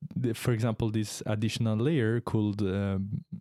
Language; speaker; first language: English; non-native, fluent; Italian